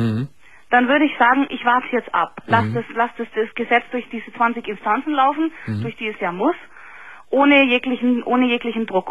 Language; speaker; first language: German; native; German